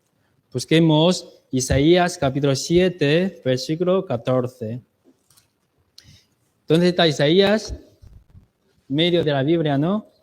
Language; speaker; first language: Spanish; non-native, learner; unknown